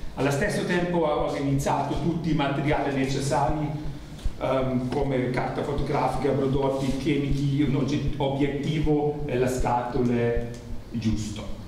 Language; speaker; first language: Italian; non-native, learner; German